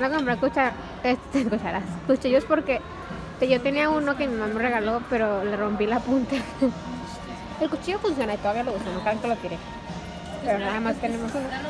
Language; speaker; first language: Spanish; native; Spanish